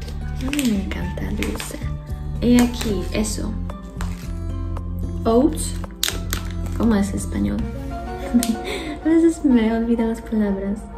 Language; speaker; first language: Spanish; non-native, learner; Polish